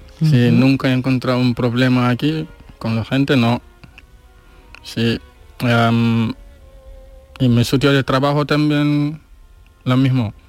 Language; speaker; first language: Spanish; non-native, learner; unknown